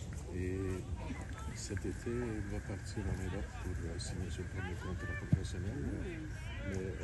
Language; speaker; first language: French; non-native, fluent; English